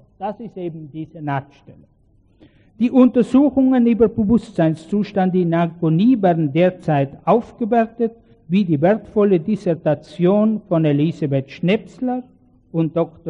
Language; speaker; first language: German; native; German